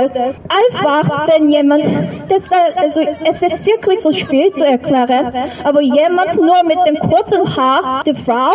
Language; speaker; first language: German; non-native, learner; Korean